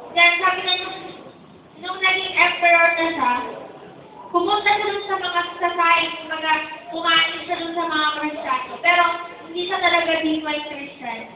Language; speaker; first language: Filipino; native; Filipino